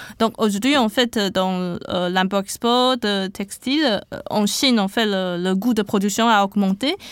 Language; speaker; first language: French; non-native, fluent; Chinese